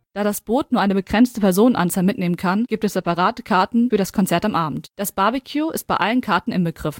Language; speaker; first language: German; native; German